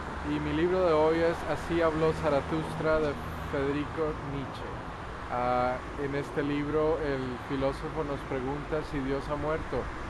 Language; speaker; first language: Spanish; native; Spanish